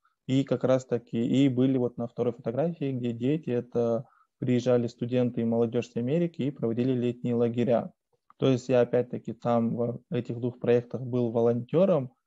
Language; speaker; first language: Russian; native; Russian